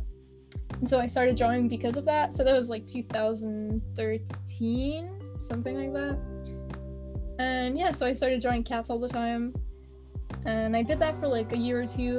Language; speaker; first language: English; non-native, fluent; French